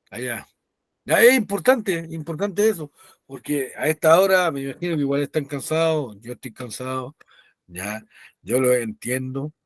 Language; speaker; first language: Spanish; native; Spanish